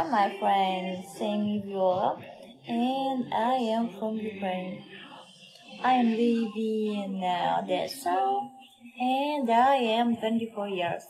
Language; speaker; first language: English; non-native, learner; Russian